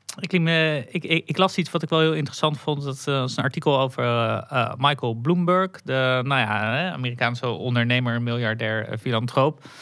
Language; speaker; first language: Dutch; native; Dutch